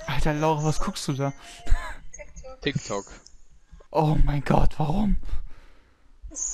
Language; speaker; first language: German; native; German